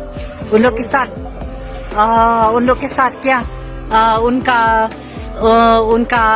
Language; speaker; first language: Hindi; non-native, local second language; Khasi